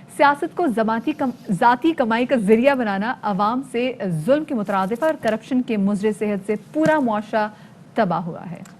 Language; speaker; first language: Urdu; native; Urdu